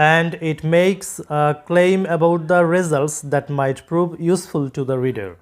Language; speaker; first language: English; non-native, local second language; Bangla